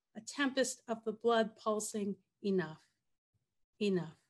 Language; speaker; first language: English; native; English